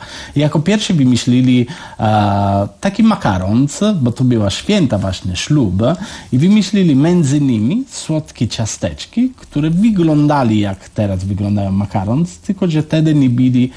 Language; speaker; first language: Polish; non-native, learner; Italian